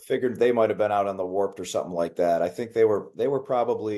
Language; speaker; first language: English; native; English